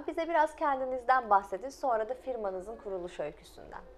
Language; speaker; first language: Turkish; native; Turkish